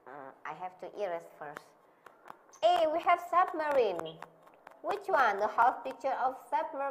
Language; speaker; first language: English; non-native, learner; Indonesian